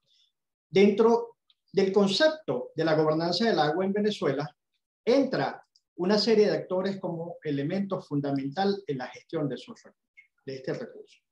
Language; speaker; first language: Spanish; native; Spanish